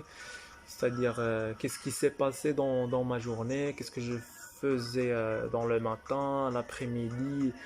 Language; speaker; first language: French; non-native, fluent; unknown